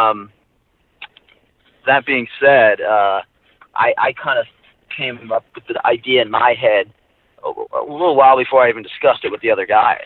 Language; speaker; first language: English; native; English